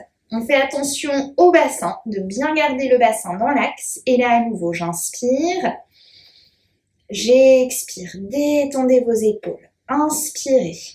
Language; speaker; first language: French; native; French